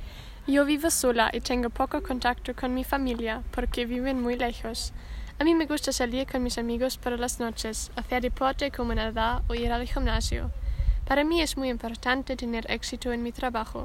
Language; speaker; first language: Spanish; non-native, learner; German